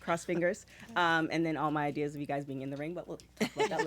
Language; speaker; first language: English; native; English